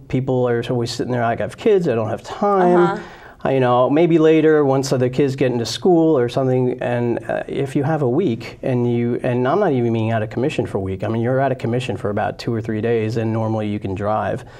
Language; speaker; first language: English; native; English